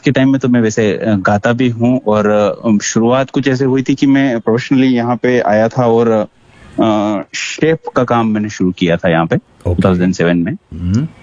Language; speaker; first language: Hindi; native; Hindi